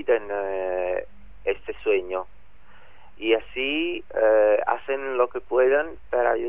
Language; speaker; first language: Spanish; non-native, learner; Italian